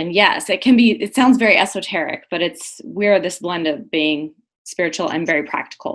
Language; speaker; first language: English; native; English